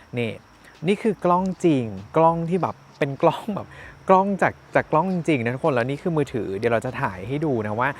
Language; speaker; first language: Thai; native; Thai